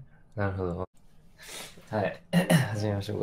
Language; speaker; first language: Japanese; native; Japanese